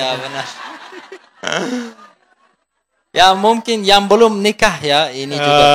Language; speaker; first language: Indonesian; non-native, fluent; Turkish